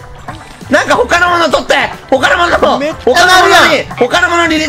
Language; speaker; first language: Japanese; native; Japanese